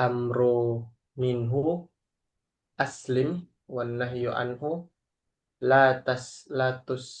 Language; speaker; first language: Arabic; non-native, learner; Indonesian